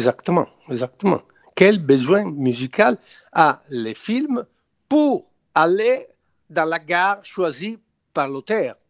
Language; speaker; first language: French; non-native, fluent; Italian